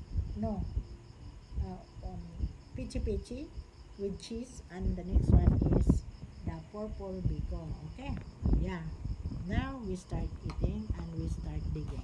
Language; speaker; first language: English; non-native, local second language; Cebuano